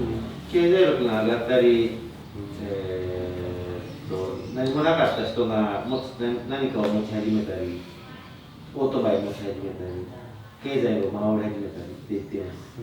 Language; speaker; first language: Japanese; non-native, fluent; Indonesian